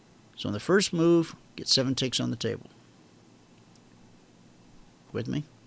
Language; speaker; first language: English; native; English